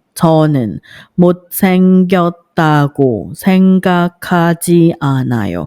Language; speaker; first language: Korean; non-native, fluent; Thai